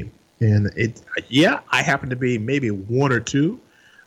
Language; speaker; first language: English; native; English